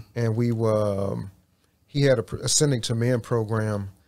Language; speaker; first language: English; native; English